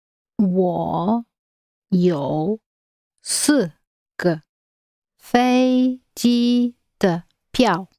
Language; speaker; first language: Chinese; non-native, learner; English